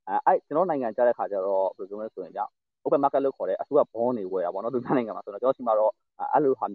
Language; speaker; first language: Burmese; native; Burmese